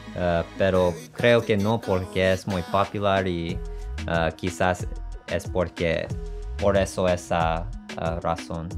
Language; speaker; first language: Spanish; non-native, learner; English